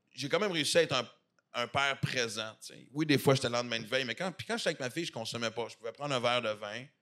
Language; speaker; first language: French; native; French